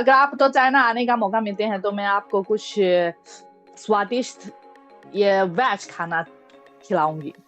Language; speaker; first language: Hindi; non-native, fluent; Chinese